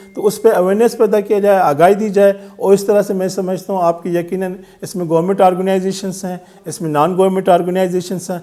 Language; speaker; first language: Urdu; non-native, local second language; Sindhi